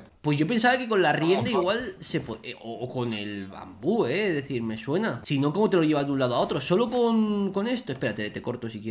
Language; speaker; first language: Spanish; native; Spanish